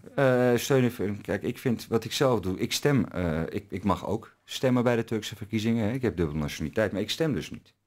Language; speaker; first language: Dutch; early bilingual, other home language; Turkish